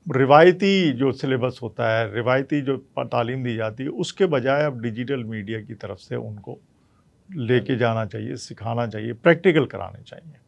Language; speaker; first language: Urdu; native; Urdu